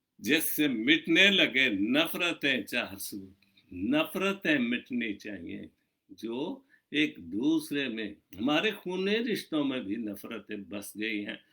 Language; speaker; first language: Urdu; non-native, local second language; Punjabi